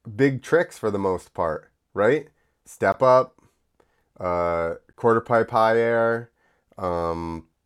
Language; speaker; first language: English; early bilingual, other home language; Italian